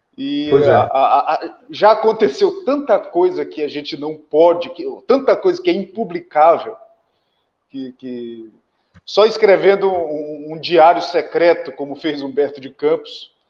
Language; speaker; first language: Portuguese; native; Portuguese